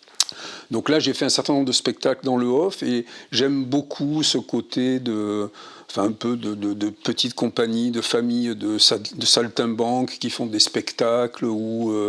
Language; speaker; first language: French; native; French